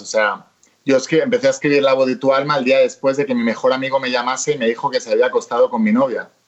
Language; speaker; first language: Spanish; native; Spanish